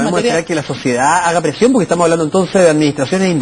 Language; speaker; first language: Spanish; native; Spanish